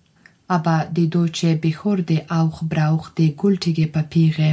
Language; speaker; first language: German; non-native, learner; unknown